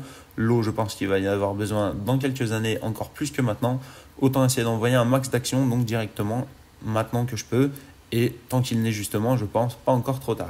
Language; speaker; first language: French; native; French